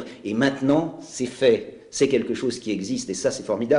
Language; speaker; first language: French; native; French